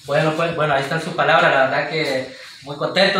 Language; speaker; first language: Spanish; native; Spanish